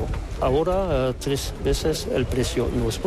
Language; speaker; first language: Spanish; non-native, learner; French